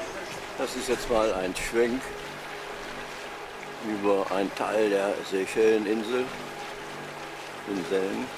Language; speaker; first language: German; native; German